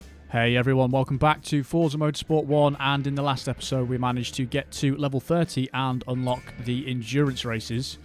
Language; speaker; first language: English; native; English